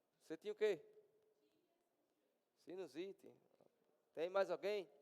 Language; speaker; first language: Portuguese; native; Portuguese